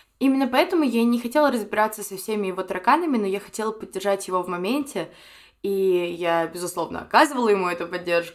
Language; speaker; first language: Russian; native; Russian